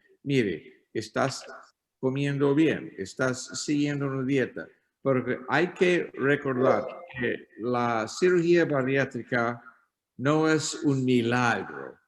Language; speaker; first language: Spanish; non-native, learner; English